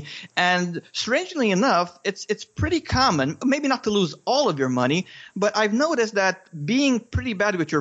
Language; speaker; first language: English; non-native, fluent; Romanian